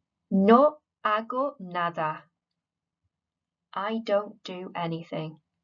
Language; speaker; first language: English; native; English